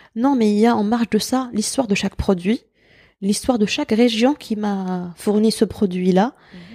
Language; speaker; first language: French; non-native, local second language; Berber languages